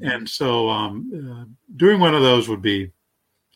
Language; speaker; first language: English; native; English